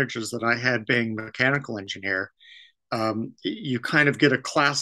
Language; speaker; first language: English; native; English